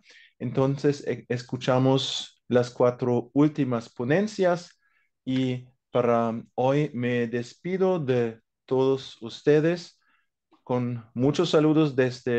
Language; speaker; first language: Spanish; non-native, fluent; German